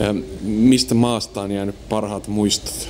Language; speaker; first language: Finnish; native; Finnish